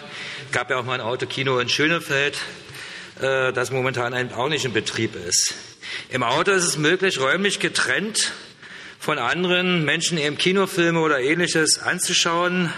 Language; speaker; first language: German; native; German